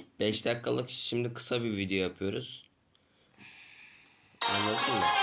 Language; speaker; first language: Turkish; native; Turkish